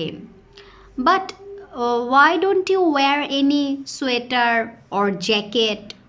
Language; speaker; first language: English; non-native, fluent; Bangla